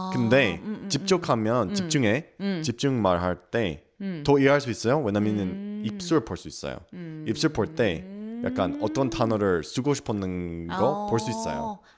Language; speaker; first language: Korean; non-native, learner; English